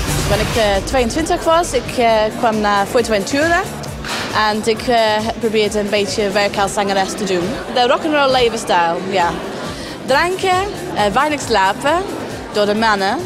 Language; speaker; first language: Dutch; non-native, learner; English